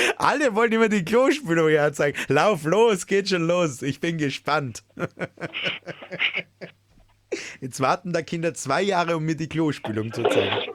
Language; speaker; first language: German; native; German